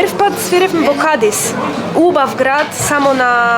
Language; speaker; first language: Macedonian; non-native, learner; Polish